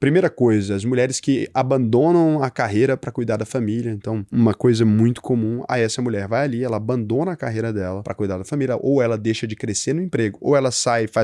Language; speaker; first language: Portuguese; native; Portuguese